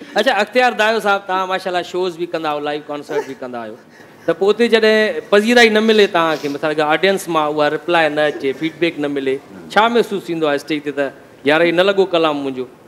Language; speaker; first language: Sindhi; native; Sindhi